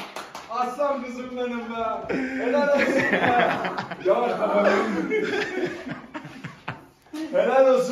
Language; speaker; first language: Turkish; native; Turkish